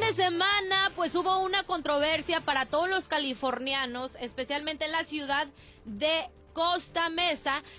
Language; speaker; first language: Spanish; early bilingual, heritage; Spanish